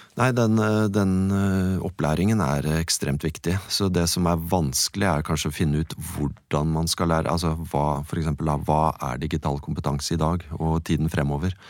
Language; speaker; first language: Norwegian; native; Norwegian